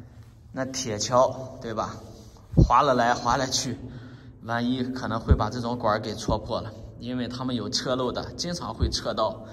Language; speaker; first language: Chinese; native; Chinese